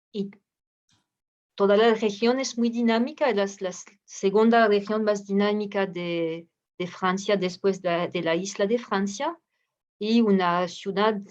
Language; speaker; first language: Spanish; non-native, fluent; French